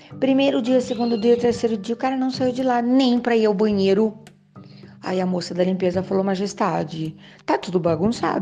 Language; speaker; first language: Portuguese; native; Portuguese